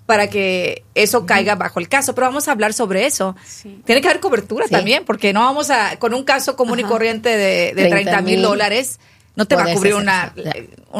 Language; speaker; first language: Spanish; early bilingual, heritage; Spanish